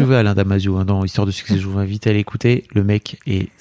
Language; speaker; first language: French; native; French